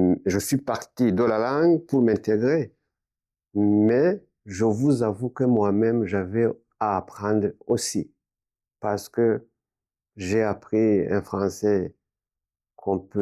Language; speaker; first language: French; non-native, local second language; Kinyarwanda